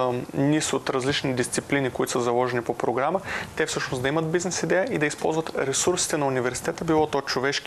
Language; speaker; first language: Bulgarian; native; Bulgarian